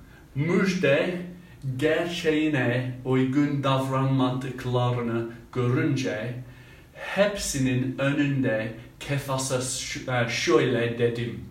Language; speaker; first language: Turkish; non-native, fluent; English